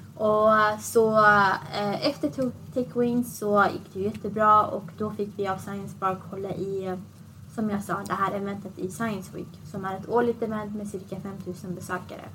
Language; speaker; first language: Swedish; early bilingual, other home language; Assyrian Neo-Aramaic